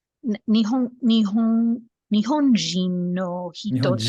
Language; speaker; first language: Japanese; non-native, learner; English